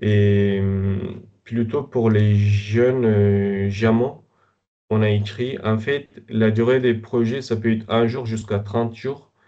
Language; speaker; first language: French; non-native, fluent; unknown